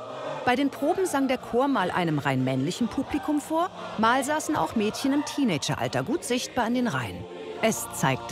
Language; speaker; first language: German; native; German